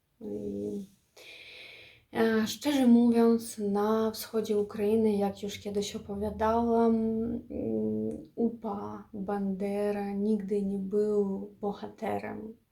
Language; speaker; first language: Polish; non-native, fluent; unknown